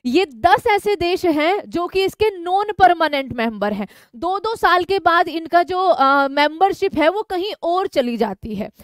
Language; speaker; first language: Hindi; native; Hindi